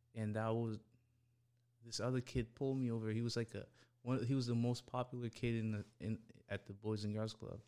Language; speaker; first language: English; early bilingual, other home language; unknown